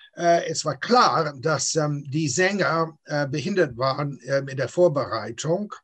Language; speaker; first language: German; non-native, fluent; English